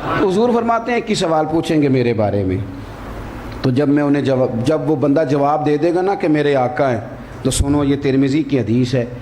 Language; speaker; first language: Urdu; non-native, local second language; Punjabi